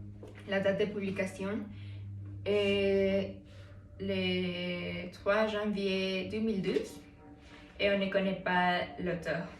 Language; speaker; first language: French; non-native, learner; Spanish